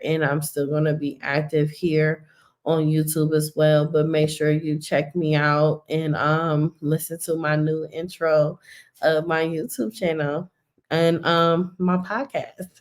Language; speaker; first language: English; native; English